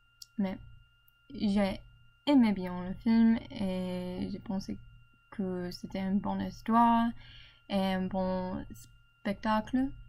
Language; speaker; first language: French; non-native, learner; English